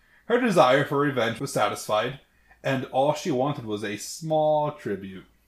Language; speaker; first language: English; native; English